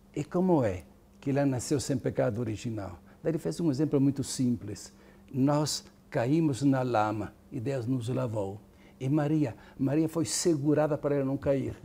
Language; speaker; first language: Portuguese; non-native, fluent; Italian